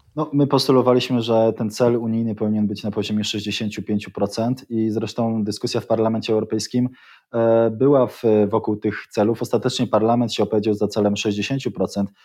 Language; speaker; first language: Polish; native; Polish